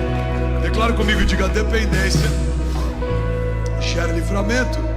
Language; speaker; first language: Portuguese; native; Portuguese